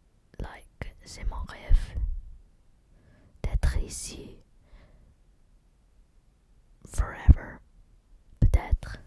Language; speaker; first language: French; non-native, learner; English